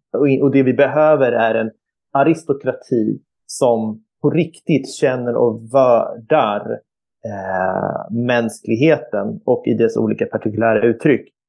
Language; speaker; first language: Swedish; native; Swedish